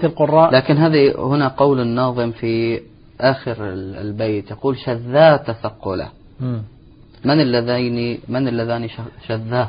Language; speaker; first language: Arabic; native; Arabic